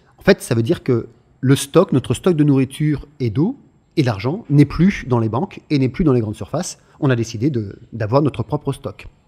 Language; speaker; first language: French; native; French